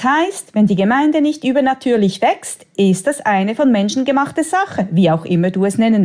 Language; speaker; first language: German; native; German